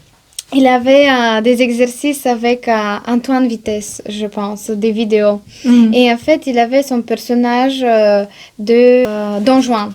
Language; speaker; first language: French; non-native, fluent; Bulgarian